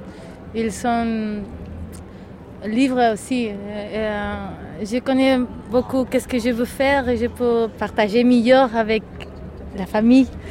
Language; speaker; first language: French; non-native, learner; Catalan